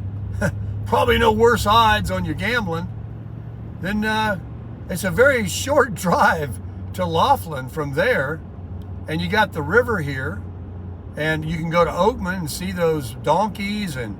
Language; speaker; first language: English; native; English